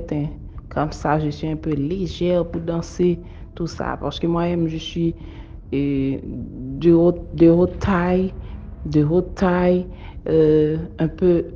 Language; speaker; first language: French; non-native, local second language; Haitian Creole